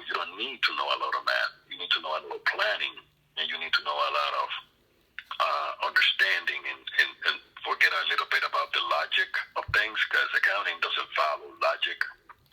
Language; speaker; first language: English; non-native, fluent; Spanish